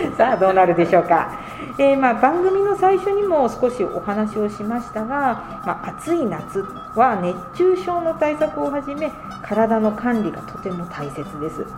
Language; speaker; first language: Japanese; native; Japanese